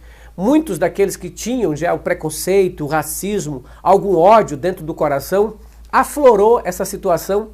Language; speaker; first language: Portuguese; native; Portuguese